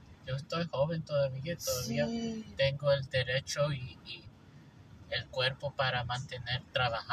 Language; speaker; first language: Spanish; early bilingual, heritage; English